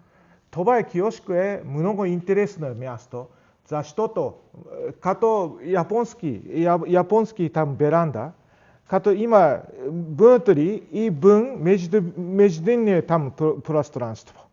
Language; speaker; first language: Bulgarian; non-native, learner; Japanese